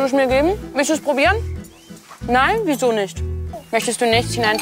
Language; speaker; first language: German; native; German